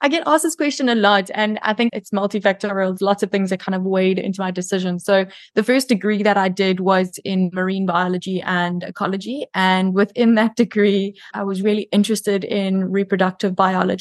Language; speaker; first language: English; native; English